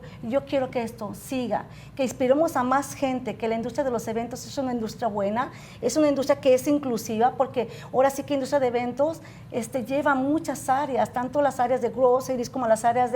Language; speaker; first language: Spanish; native; Spanish